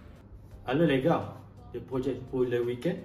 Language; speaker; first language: French; non-native, learner; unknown